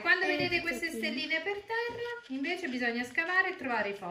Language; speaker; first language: Italian; native; Italian